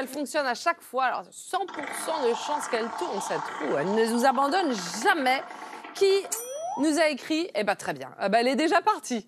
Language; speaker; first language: French; native; French